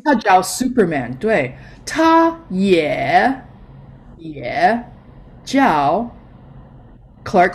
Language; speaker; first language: Chinese; non-native, fluent; English